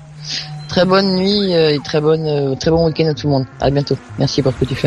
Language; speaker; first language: French; native; French